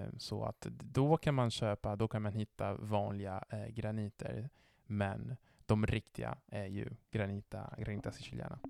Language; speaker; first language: Swedish; non-native, fluent; Italian